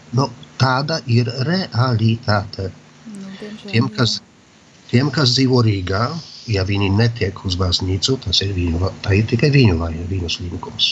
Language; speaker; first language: Latvian; non-native, fluent; Polish